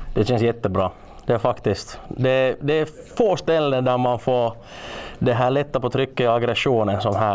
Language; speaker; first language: Swedish; non-native, local second language; Finnish